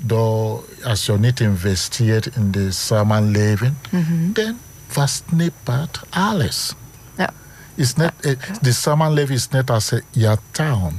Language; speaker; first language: Dutch; non-native, fluent; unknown